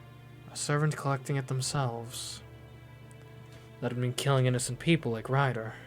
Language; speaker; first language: English; native; English